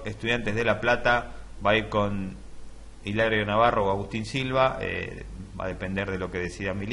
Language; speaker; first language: Spanish; native; Spanish